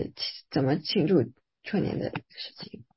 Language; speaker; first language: Chinese; early bilingual, other home language; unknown